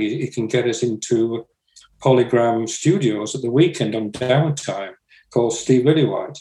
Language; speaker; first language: English; native; English